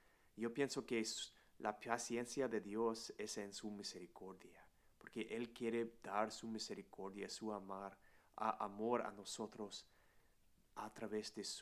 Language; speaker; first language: Spanish; non-native, fluent; English